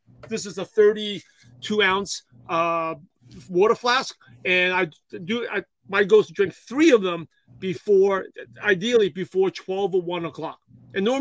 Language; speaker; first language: English; early bilingual, other home language; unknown